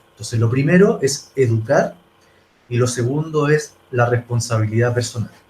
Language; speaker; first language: Spanish; native; Spanish